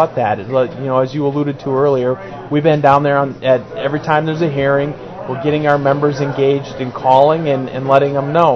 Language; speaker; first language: English; native; English